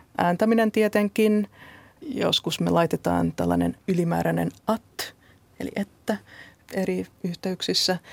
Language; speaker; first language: Finnish; non-native, local second language; Swedish